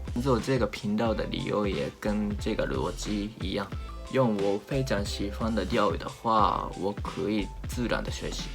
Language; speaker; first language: Chinese; non-native, learner; Japanese